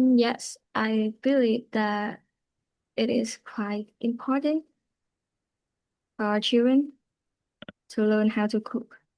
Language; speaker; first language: English; non-native, learner; Vietnamese